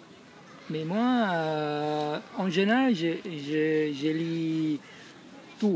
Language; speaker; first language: French; non-native, fluent; Italian